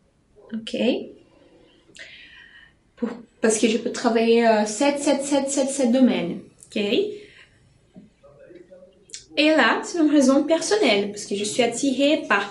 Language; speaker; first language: French; non-native, fluent; Portuguese